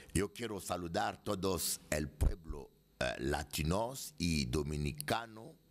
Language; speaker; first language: Spanish; non-native, learner; Haitian Creole